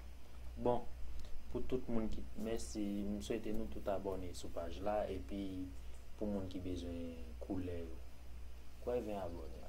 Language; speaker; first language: French; non-native, learner; Haitian Creole